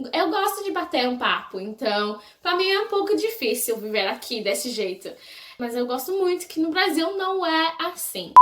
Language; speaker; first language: Portuguese; non-native, fluent; English